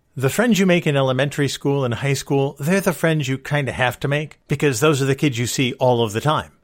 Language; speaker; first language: English; native; English